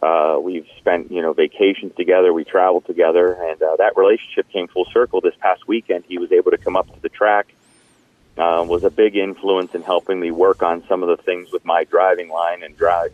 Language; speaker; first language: English; native; English